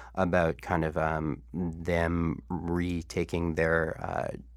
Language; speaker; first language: English; native; English